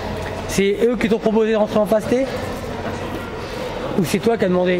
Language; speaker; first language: French; native; French